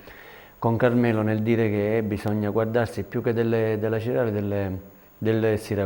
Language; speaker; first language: Italian; native; Italian